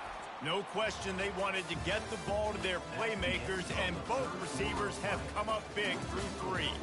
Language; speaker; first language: English; native; English